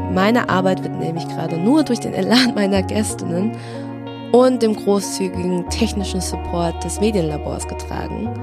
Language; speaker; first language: German; early bilingual, other home language; Vietnamese